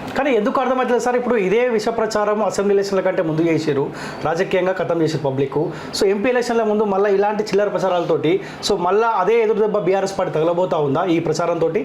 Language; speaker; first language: Telugu; native; Telugu